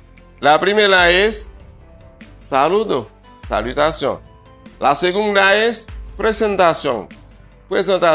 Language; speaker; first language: Spanish; non-native, fluent; Haitian Creole